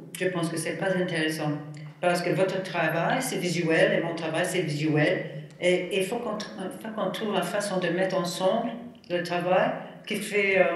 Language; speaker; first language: French; non-native, fluent; English